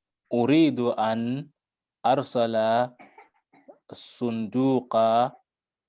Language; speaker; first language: Arabic; non-native, learner; English